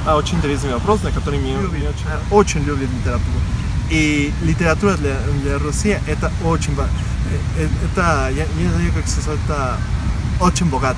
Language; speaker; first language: Russian; non-native, learner; Spanish